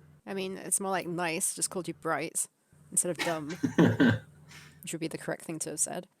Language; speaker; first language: English; native; English